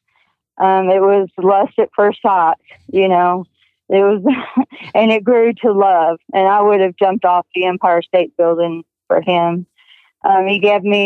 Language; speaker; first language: English; native; English